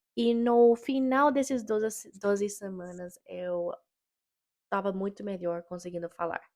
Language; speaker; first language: Portuguese; non-native, fluent; English